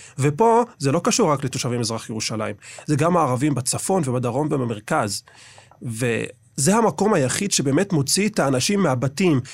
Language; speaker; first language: Hebrew; non-native, local second language; Arabic